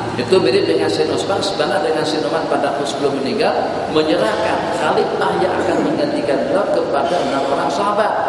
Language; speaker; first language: Indonesian; non-native, local second language; Banjar